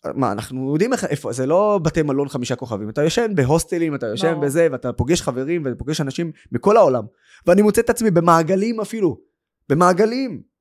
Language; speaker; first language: Hebrew; non-native, local second language; Arabic